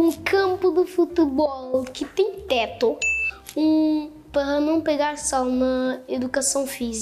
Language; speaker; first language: Portuguese; non-native, local second language; Kabuverdianu